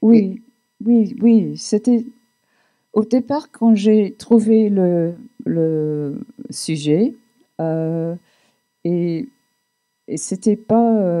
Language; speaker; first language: French; non-native, fluent; English